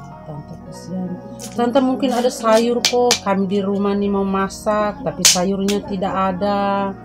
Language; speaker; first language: Indonesian; non-native, local second language; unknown